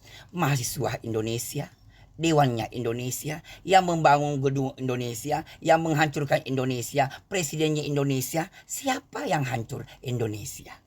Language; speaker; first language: Indonesian; non-native, local second language; Buginese